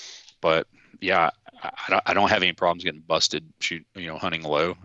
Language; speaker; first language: English; native; English